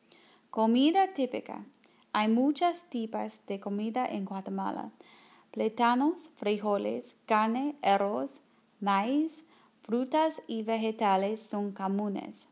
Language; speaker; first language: Spanish; non-native, learner; English